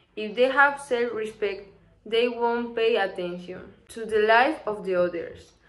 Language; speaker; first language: English; non-native, learner; Spanish